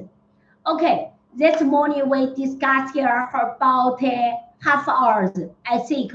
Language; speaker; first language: English; non-native, learner; Chinese